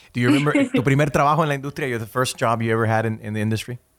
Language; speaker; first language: English; early bilingual, other home language; Spanish